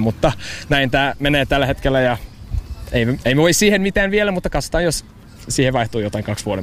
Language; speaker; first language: Finnish; early bilingual, heritage; English